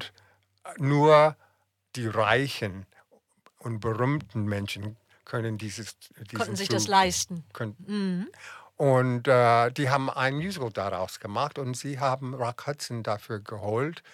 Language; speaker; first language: German; non-native, fluent; English